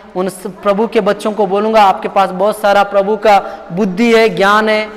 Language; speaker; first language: Hindi; non-native, local second language; Telugu